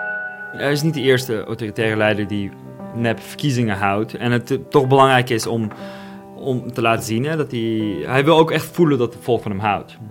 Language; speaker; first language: Dutch; non-native, fluent; Russian